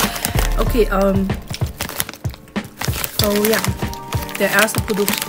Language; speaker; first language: German; non-native, learner; Chinese